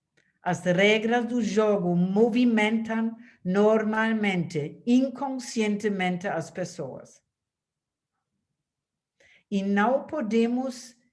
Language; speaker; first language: Portuguese; non-native, fluent; German